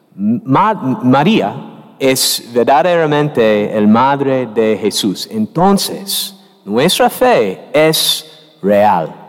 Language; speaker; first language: Spanish; non-native, learner; English